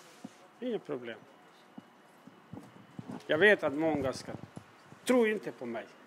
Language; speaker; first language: Swedish; non-native, learner; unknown